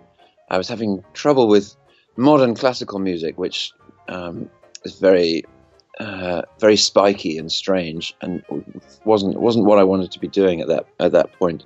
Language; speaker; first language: English; native; English